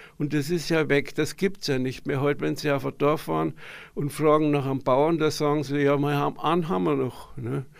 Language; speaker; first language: German; native; German